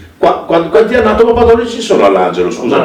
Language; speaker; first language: Italian; native; Italian